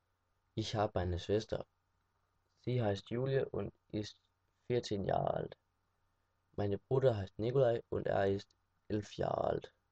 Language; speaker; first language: German; non-native, learner; Danish